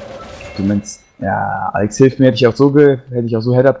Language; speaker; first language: German; native; German